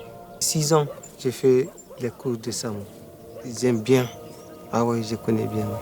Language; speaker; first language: French; non-native, local second language; Fula